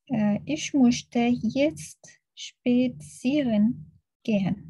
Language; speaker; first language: German; non-native, learner; Arabic